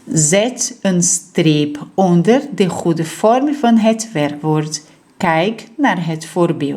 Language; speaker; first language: Dutch; non-native, fluent; Portuguese